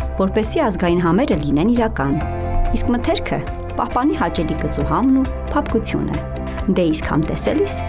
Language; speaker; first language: Armenian; native; Armenian